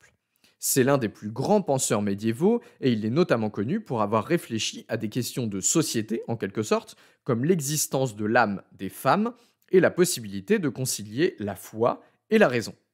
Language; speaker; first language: French; native; French